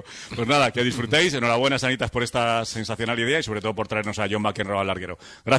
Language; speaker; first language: Spanish; native; Spanish